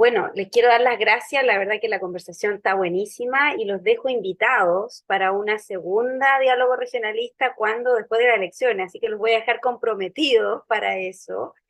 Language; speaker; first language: Spanish; native; Spanish